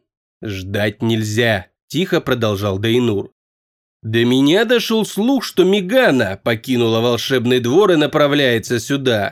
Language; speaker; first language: Russian; native; Russian